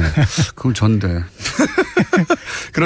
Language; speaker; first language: Korean; native; Korean